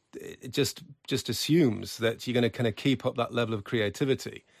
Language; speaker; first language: English; native; English